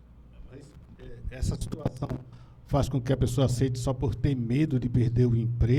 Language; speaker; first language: Portuguese; native; Portuguese